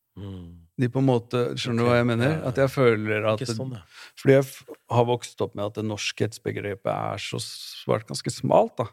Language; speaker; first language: Norwegian; native; Norwegian